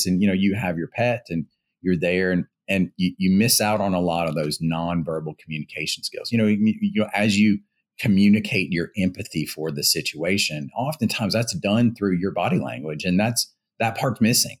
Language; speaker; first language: English; native; English